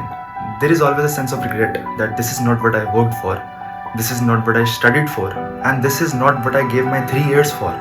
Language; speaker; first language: English; non-native, local second language; Hindi